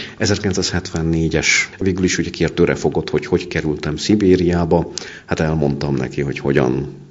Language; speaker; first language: Hungarian; native; Hungarian